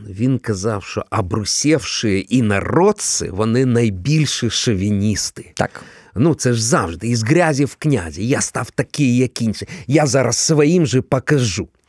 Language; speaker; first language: Ukrainian; non-native, local second language; Russian